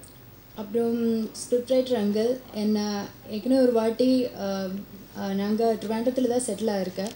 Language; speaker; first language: Tamil; non-native, learner; Malayalam